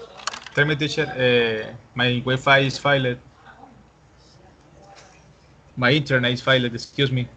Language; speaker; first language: English; non-native, learner; Spanish